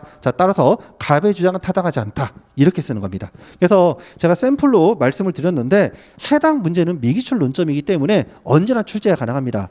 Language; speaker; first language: Korean; native; Korean